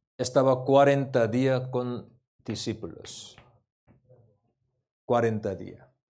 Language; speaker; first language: Spanish; non-native, learner; Korean